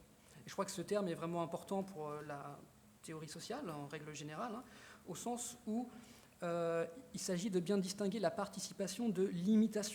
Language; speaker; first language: French; native; French